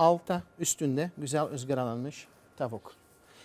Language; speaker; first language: Turkish; non-native, fluent; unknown